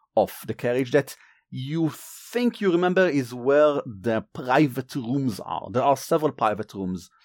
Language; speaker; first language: English; non-native, fluent; Hebrew